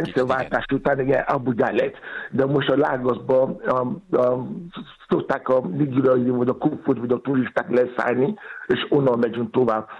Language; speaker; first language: Hungarian; non-native, learner; Yoruba